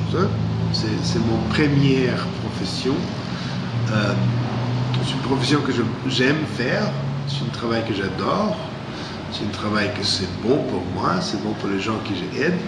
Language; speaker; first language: French; non-native, fluent; English